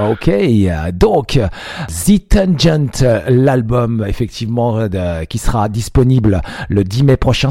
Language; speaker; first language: French; native; French